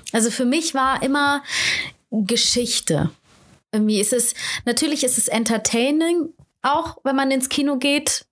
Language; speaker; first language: German; native; German